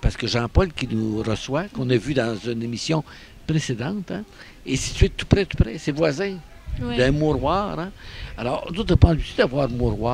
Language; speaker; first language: French; native; French